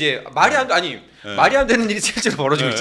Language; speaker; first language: Korean; native; Korean